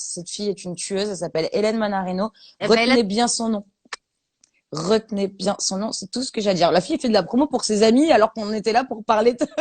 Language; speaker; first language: French; native; French